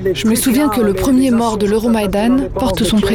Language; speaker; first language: French; native; French